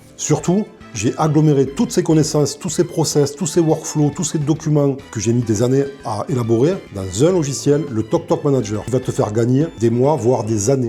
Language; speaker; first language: French; native; French